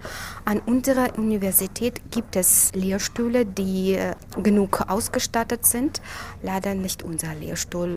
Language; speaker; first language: German; non-native, fluent; Russian